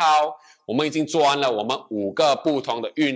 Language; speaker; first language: Chinese; native; Chinese